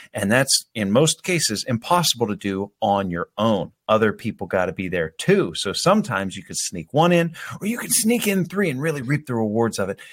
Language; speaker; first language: English; native; English